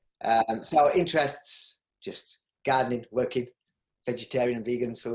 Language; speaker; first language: English; native; English